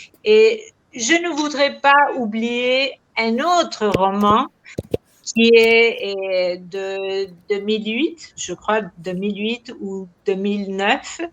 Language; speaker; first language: French; non-native, fluent; Spanish